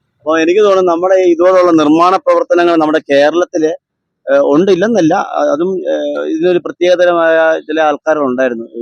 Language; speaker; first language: Malayalam; native; Malayalam